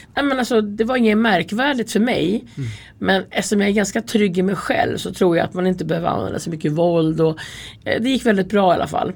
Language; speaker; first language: Swedish; native; Swedish